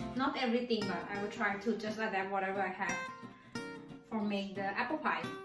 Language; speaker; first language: English; non-native, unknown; Thai